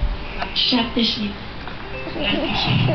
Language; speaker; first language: German; native; German